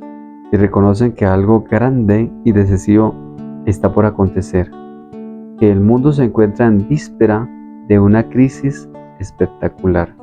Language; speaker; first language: Spanish; native; Spanish